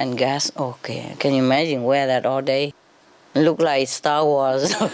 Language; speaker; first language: English; non-native, fluent; Vietnamese